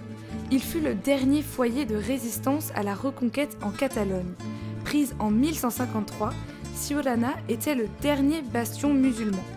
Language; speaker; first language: French; native; French